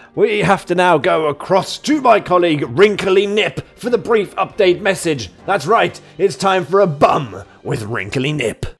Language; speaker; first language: English; native; English